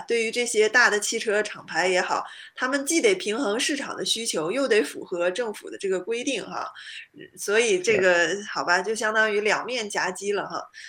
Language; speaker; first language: Chinese; native; Chinese